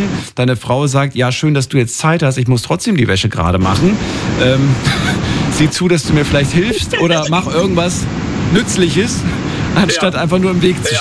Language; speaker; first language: German; native; German